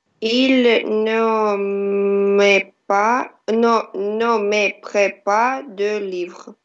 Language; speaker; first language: French; non-native, learner; Russian